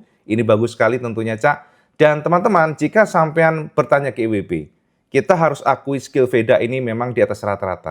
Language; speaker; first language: Indonesian; native; Indonesian